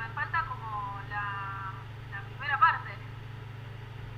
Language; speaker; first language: Spanish; native; Spanish